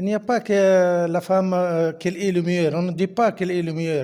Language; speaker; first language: French; non-native, local second language; Arabic